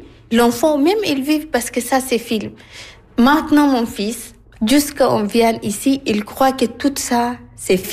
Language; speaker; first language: French; non-native, learner; Arabic